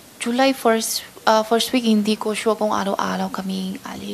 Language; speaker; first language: Filipino; non-native, learner; Chinese